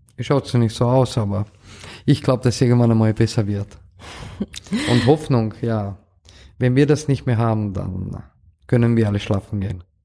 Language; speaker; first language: German; non-native, fluent; Romanian